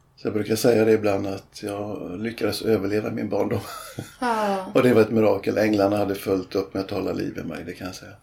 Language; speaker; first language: Swedish; native; Swedish